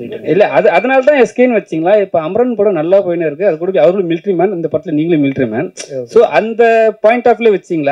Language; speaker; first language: Tamil; native; Tamil